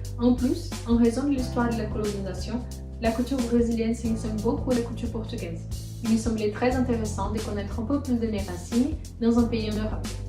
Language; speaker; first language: French; non-native, fluent; Portuguese